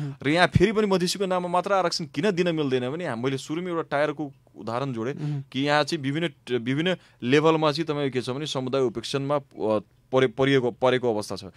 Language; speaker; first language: Nepali; non-native, local second language; Maithili